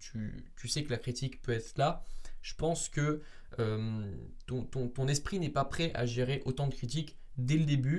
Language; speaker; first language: French; native; French